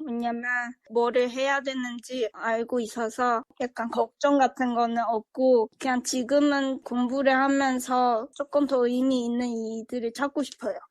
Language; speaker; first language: Korean; early bilingual, other home language; Chinese